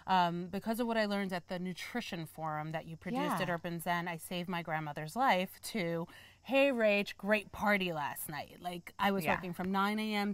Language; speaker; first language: English; native; English